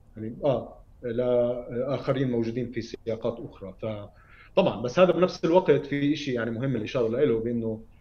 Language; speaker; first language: Arabic; native; Arabic